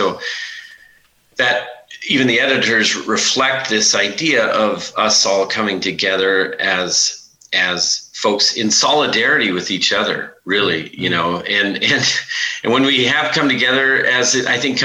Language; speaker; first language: English; native; English